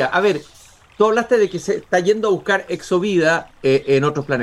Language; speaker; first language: Spanish; native; Spanish